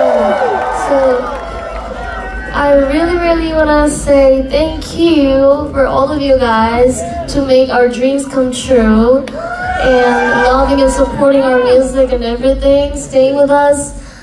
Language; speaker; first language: English; non-native, fluent; Korean